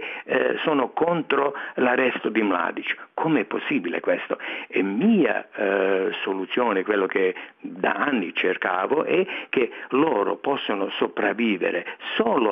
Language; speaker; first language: Italian; non-native, fluent; Serbian